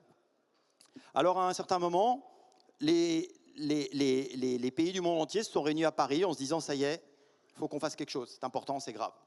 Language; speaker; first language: French; native; French